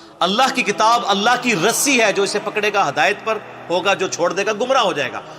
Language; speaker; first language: Urdu; native; Urdu